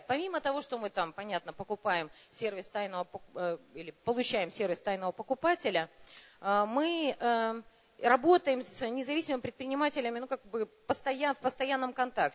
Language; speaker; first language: Russian; native; Russian